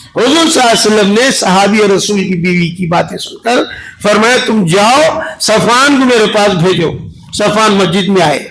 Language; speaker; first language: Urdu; native; Urdu